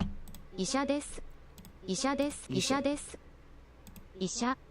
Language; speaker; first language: Japanese; non-native, learner; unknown